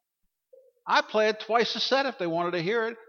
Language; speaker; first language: English; native; English